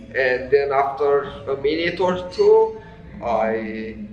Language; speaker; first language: English; non-native, fluent; Romanian